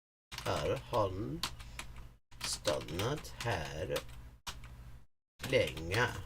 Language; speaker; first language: Swedish; non-native, learner; English